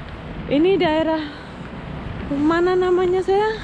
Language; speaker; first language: Indonesian; native; Indonesian